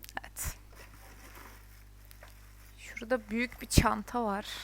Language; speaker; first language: Turkish; native; Turkish